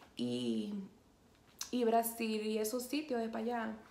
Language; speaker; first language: Spanish; early bilingual, other home language; English